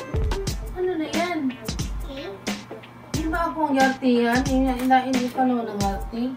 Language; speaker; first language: Filipino; non-native, local second language; Cebuano